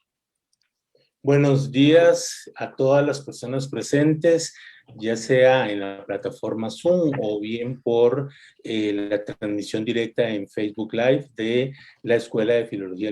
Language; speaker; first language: Spanish; native; Spanish